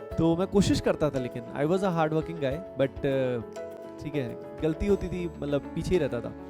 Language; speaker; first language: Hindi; native; Hindi